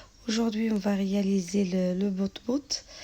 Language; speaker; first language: French; non-native, local second language; Arabic